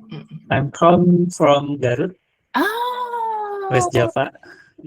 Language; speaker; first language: English; non-native, learner; Indonesian